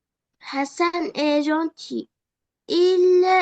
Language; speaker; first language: French; non-native, learner; Arabic